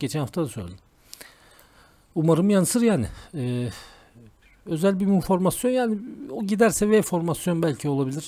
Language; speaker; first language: Turkish; native; Turkish